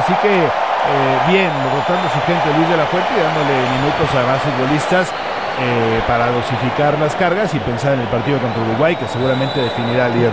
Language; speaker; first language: Spanish; native; Spanish